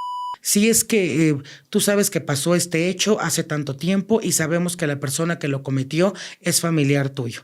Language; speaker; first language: Spanish; native; Spanish